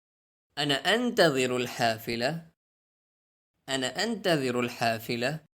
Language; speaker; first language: Arabic; non-native, fluent; Urdu